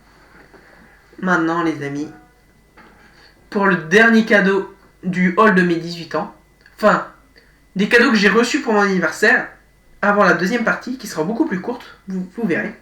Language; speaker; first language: French; native; French